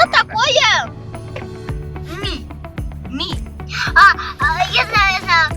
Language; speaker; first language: Russian; non-native, local second language; Kazakh